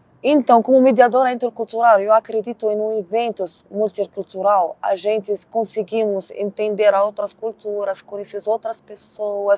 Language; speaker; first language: Portuguese; non-native, learner; Arabic